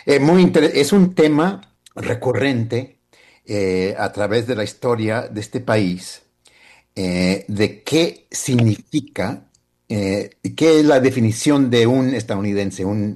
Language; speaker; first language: Spanish; early bilingual, heritage; Spanish